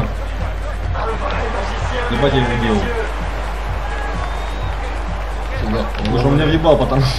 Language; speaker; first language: Russian; native; Russian